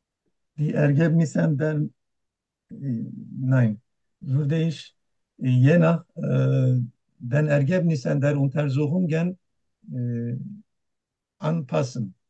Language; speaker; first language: German; non-native, learner; Turkish